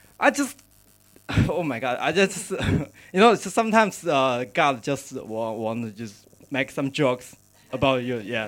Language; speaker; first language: English; non-native, learner; Chinese